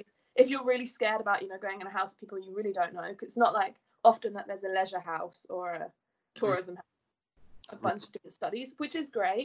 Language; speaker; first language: English; native; English